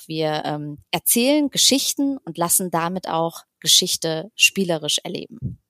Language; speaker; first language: German; native; German